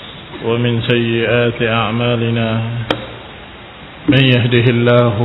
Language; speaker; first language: Arabic; non-native, fluent; Indonesian